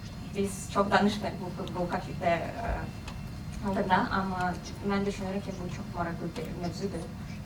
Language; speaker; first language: Turkish; non-native, learner; Azerbaijani